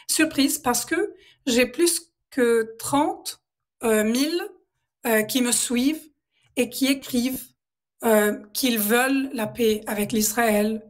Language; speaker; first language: French; non-native, local second language; Arabic